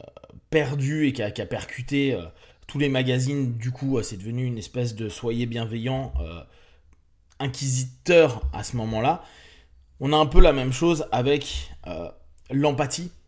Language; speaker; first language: French; native; French